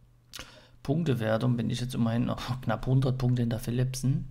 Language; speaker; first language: German; native; German